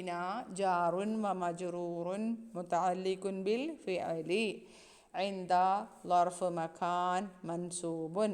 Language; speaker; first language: Arabic; non-native, fluent; Malayalam